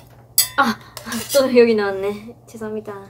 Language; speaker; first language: Korean; non-native, fluent; Japanese